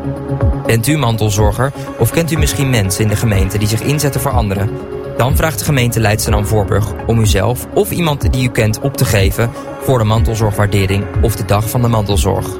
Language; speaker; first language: Dutch; native; Dutch